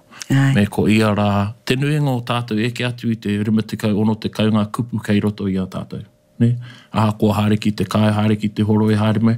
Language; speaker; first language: Māori; non-native, local second language; English